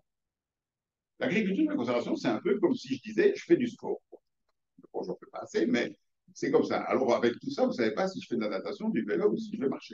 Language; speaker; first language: French; native; French